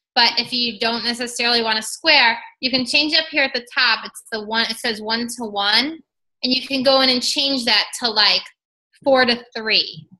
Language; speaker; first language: English; native; English